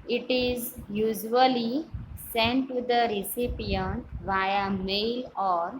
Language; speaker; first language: English; non-native, local second language; Gujarati